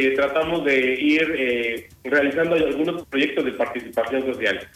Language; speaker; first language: Spanish; native; Spanish